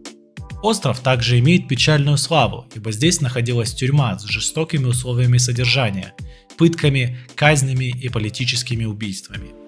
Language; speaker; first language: Russian; native; Russian